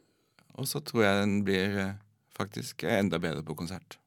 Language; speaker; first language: Norwegian; native; Norwegian